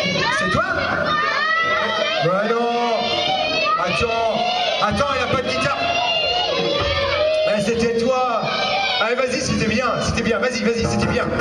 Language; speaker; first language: French; native; French